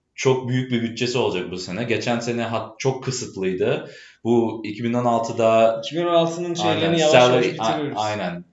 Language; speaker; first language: Turkish; early bilingual, heritage; Turkish